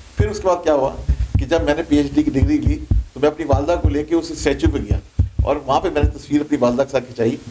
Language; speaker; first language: Urdu; non-native, local second language; Punjabi